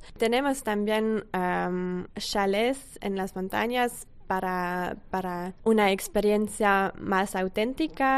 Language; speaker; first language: Spanish; non-native, fluent; French